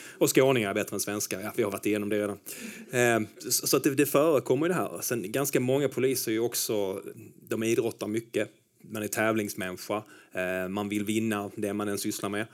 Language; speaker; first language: Swedish; native; Swedish